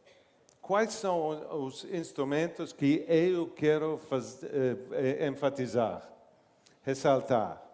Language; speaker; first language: Portuguese; non-native, learner; English